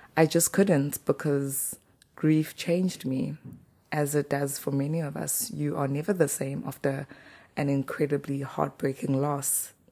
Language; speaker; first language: English; non-native, local second language; Zulu